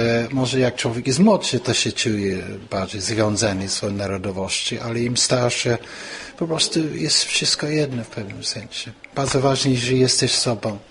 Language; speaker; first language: Polish; non-native, fluent; English